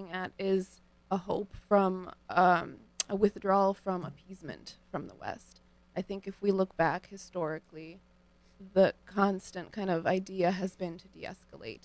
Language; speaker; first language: English; early bilingual, other home language; Ukrainian